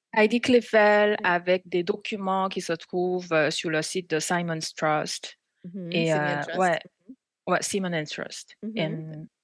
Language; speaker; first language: French; non-native, fluent; Korean